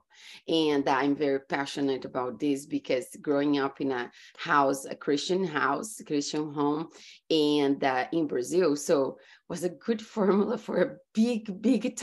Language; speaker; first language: English; non-native, fluent; Portuguese